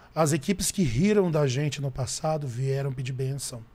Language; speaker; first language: Portuguese; native; Portuguese